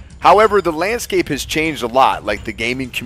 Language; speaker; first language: English; native; English